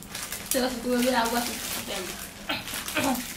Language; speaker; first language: Spanish; non-native, learner; Haitian Creole